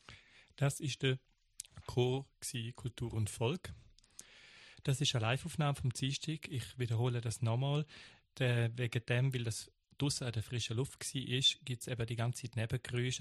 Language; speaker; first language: German; native; German